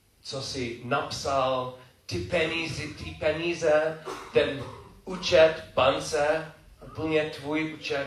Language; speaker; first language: Czech; non-native, fluent; English